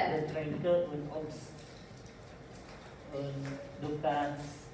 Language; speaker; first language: German; non-native, learner; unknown